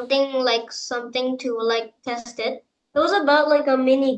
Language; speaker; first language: English; non-native, fluent; Indonesian